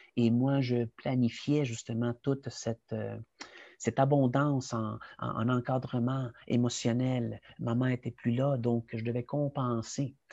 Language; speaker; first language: French; early bilingual, other home language; Spanish